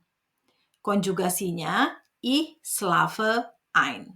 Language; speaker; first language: German; non-native, fluent; Indonesian